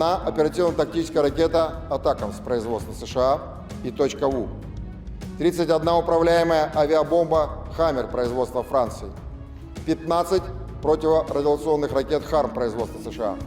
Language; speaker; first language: Russian; native; Russian